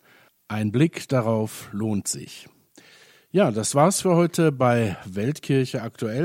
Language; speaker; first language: German; native; German